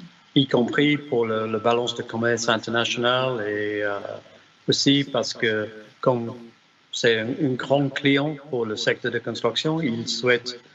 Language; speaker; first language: French; non-native, fluent; English